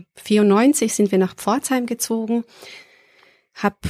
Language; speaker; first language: German; early bilingual, other home language; Serbian